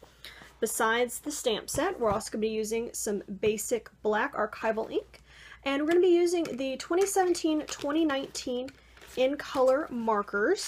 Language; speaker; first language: English; native; English